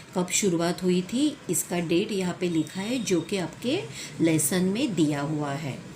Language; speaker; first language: Hindi; non-native, local second language; Marathi